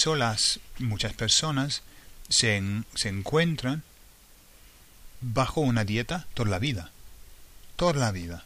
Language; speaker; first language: Spanish; non-native, fluent; English